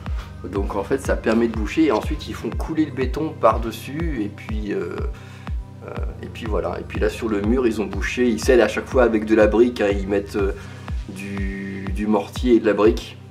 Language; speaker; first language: French; native; French